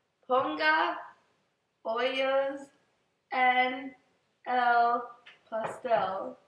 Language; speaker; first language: Spanish; non-native, learner; English